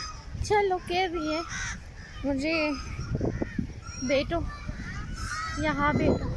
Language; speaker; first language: Hindi; non-native, learner; Arabic